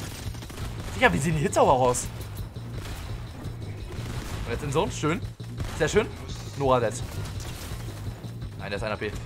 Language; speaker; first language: German; native; German